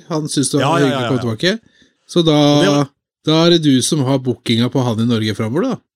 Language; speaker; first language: Norwegian; native; Norwegian